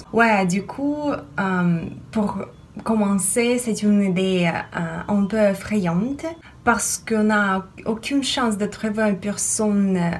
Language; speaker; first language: French; non-native, fluent; Russian